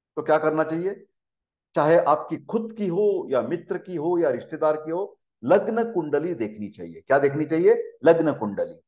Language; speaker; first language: Hindi; non-native, local second language; Marathi